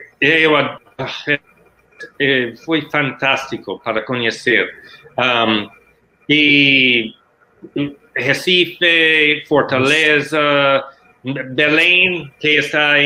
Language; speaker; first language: Portuguese; non-native, learner; English